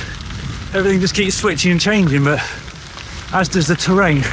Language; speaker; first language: English; native; English